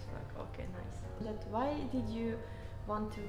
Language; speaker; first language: English; non-native, fluent; Japanese